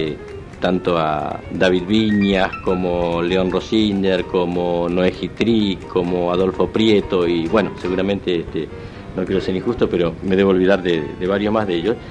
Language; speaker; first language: Spanish; native; Spanish